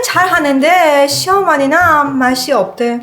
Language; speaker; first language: Korean; non-native, learner; Persian